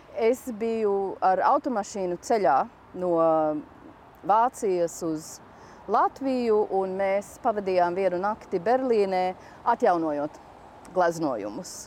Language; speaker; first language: Latvian; early bilingual, heritage; Latvian